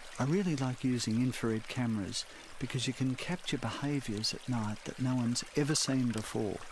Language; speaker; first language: English; native; English